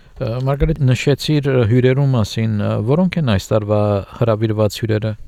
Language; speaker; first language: Armenian; early bilingual, heritage; Armenian